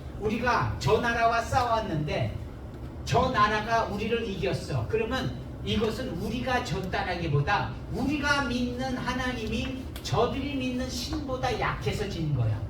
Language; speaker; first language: Korean; native; Korean